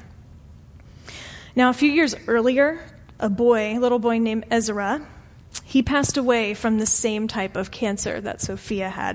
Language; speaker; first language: English; native; English